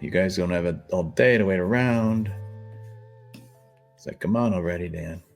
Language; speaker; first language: English; native; English